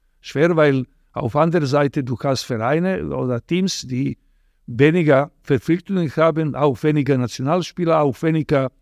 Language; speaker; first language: German; non-native, fluent; Serbian